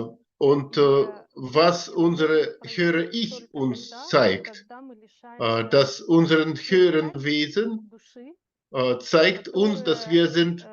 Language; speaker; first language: German; non-native, learner; Russian